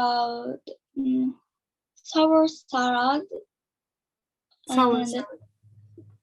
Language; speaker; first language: English; non-native, learner; Japanese